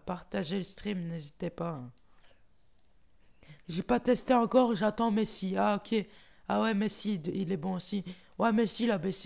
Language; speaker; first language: French; native; French